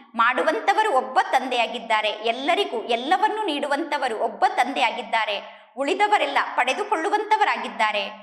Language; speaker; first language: Kannada; native; Kannada